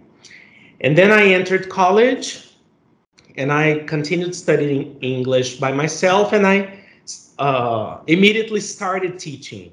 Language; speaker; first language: English; non-native, fluent; Portuguese